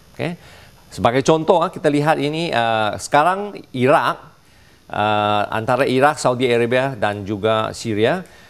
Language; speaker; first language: Malay; non-native, local second language; Chinese